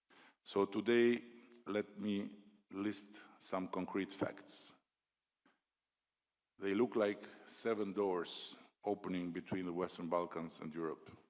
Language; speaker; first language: English; non-native, local second language; Albanian